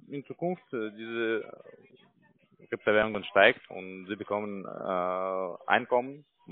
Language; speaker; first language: German; non-native, learner; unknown